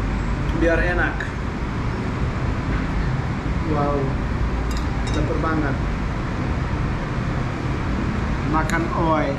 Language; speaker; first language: Indonesian; non-native, learner; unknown